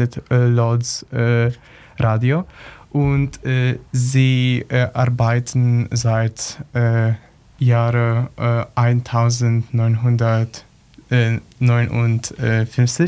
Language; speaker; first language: German; non-native, learner; Polish